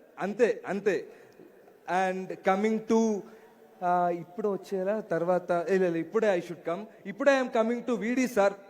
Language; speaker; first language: Telugu; non-native, learner; Malayalam